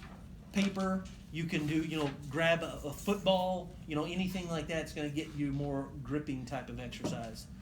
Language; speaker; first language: English; native; English